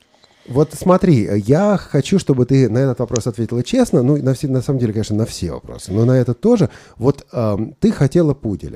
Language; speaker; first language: Russian; native; Russian